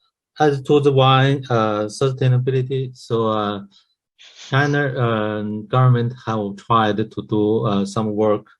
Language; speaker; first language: English; non-native, learner; Chinese